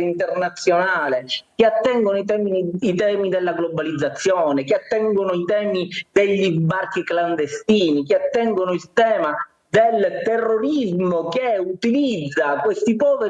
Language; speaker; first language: Italian; native; Italian